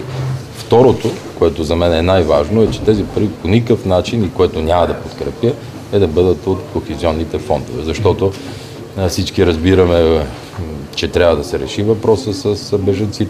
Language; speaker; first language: Bulgarian; native; Bulgarian